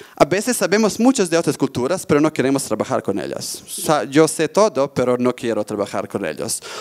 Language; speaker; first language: Spanish; non-native, fluent; Bosnian